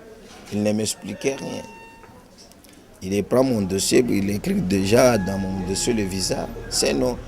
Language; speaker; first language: French; non-native, local second language; Comorian